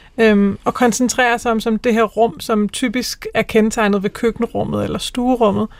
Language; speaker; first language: Danish; native; Danish